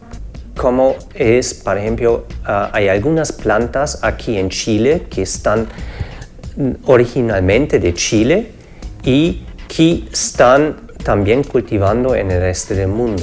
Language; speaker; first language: Spanish; non-native, fluent; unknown